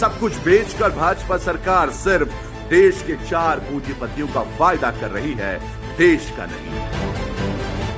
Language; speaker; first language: Hindi; native; Hindi